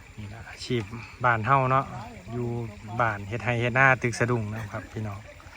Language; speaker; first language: Thai; native; Thai